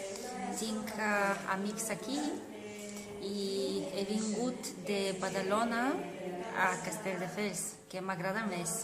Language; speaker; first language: Catalan; non-native, learner; Spanish